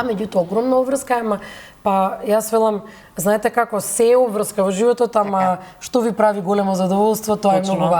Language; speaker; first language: Macedonian; native; Macedonian